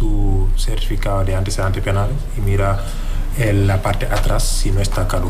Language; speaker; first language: Spanish; non-native, fluent; Wolof